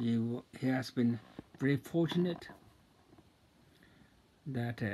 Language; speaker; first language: English; non-native, fluent; Tibetan